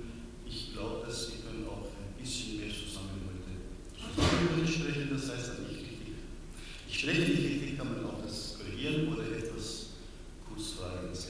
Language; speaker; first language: German; non-native, learner; Persian